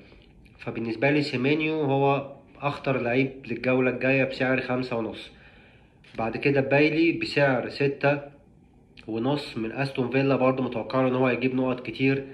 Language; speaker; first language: Arabic; native; Arabic